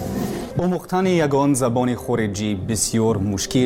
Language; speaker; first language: Persian; non-native, learner; English